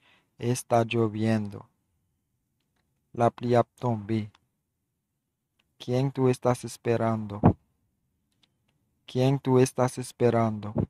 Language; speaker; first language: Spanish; non-native, learner; Haitian Creole